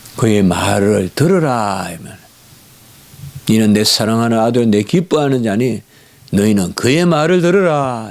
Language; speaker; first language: Korean; native; Korean